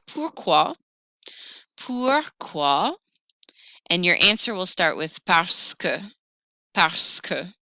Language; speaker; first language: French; non-native, fluent; English